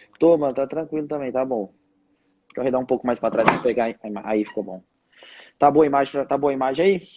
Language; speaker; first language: Portuguese; native; Portuguese